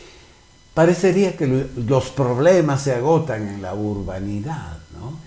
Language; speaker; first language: Spanish; native; Spanish